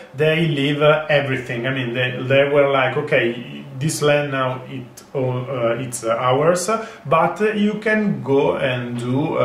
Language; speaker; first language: English; non-native, fluent; Italian